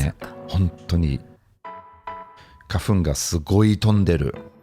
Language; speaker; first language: Japanese; non-native, fluent; English